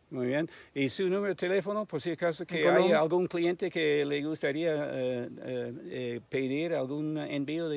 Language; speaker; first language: Spanish; non-native, fluent; English